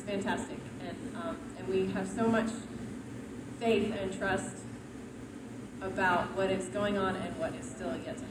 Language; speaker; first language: English; native; English